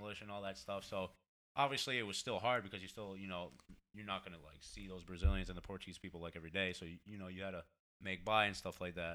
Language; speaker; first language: English; early bilingual, other home language; Portuguese